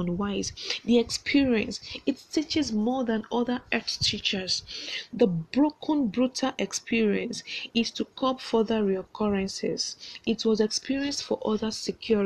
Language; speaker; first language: English; non-native, local second language; Yoruba